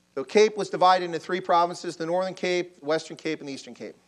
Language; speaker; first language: English; native; English